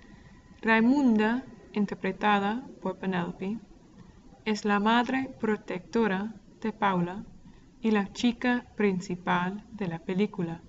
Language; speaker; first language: Spanish; non-native, fluent; English